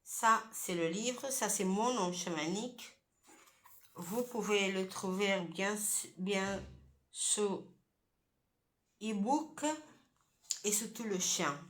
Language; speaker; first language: French; non-native, fluent; Italian